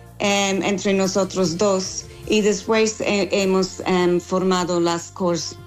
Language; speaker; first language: Spanish; non-native, fluent; English